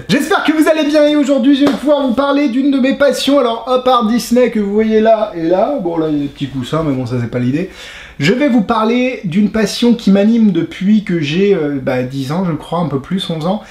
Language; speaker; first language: French; native; French